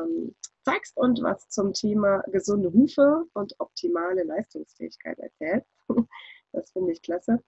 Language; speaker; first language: German; native; German